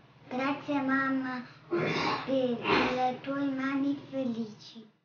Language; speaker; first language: Italian; early bilingual, other home language; Russian